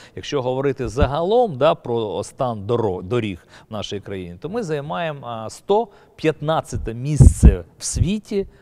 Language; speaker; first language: Ukrainian; native; Ukrainian